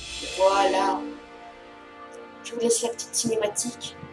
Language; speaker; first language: French; native; French